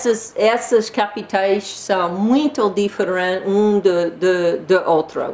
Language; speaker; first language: Portuguese; non-native, learner; English